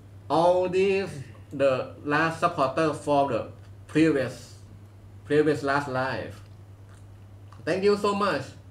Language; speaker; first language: English; non-native, learner; Thai